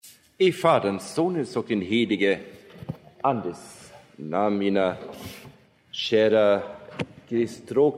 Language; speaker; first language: Swedish; non-native, fluent; German